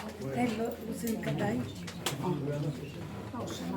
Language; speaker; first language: Polish; non-native, learner; Arabic